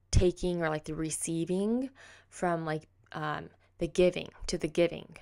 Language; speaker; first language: English; native; English